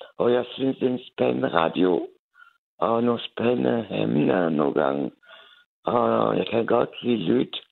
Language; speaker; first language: Danish; non-native, fluent; French